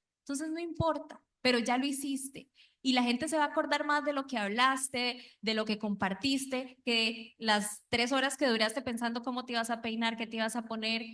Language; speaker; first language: Spanish; non-native, local second language; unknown